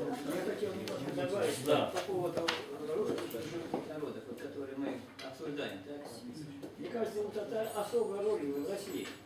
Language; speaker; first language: Russian; native; Russian